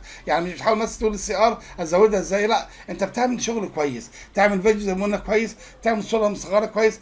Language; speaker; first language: Arabic; native; Arabic